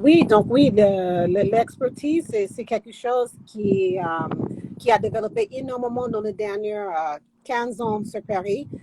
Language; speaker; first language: French; non-native, fluent; English